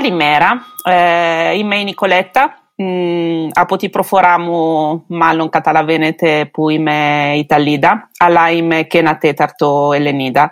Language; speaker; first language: Greek; non-native, fluent; Italian